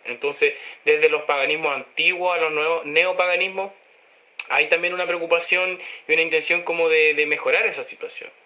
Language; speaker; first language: Spanish; native; Spanish